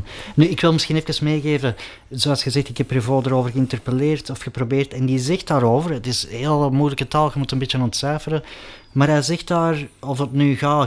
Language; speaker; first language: Dutch; native; Dutch